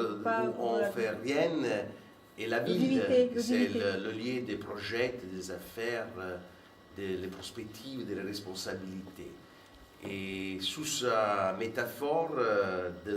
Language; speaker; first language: French; non-native, fluent; Italian